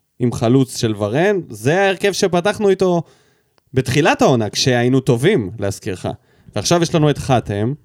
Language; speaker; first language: Hebrew; native; Hebrew